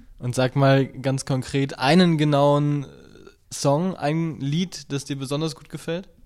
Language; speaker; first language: German; native; German